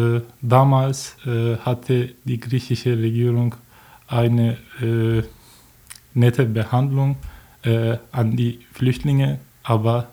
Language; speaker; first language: German; non-native, learner; Turkish